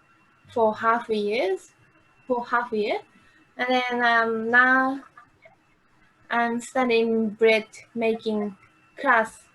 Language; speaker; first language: English; non-native, learner; Japanese